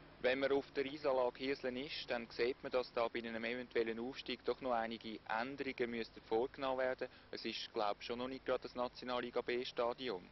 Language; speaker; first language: German; native; German